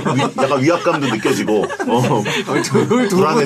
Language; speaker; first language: Korean; native; Korean